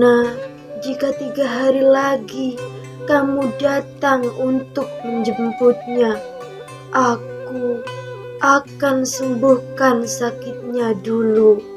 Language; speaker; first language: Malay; non-native, local second language; Javanese